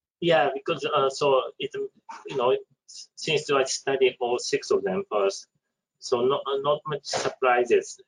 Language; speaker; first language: English; non-native, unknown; Japanese